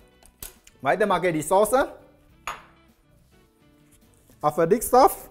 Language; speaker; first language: German; non-native, learner; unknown